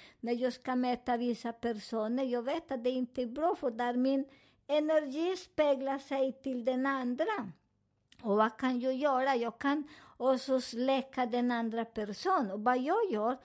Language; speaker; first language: Swedish; non-native, fluent; Spanish